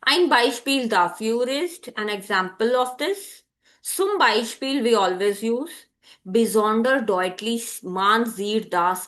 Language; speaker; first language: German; non-native, fluent; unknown